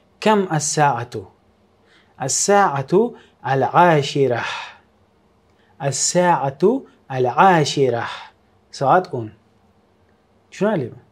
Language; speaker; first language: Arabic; non-native, fluent; Uzbek